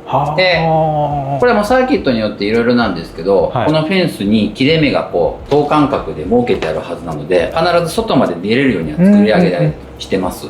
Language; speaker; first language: Japanese; native; Japanese